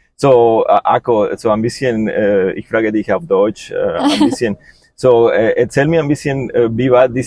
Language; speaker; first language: German; non-native, learner; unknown